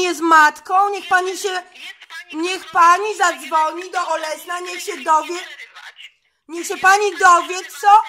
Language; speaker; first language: Polish; native; Polish